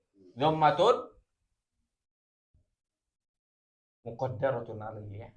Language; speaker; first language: Arabic; non-native, fluent; Indonesian